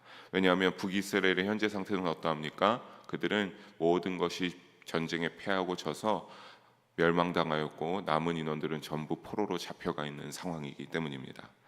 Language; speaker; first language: Korean; native; Korean